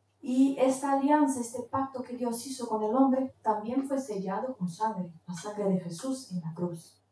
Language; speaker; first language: Spanish; non-native, fluent; Portuguese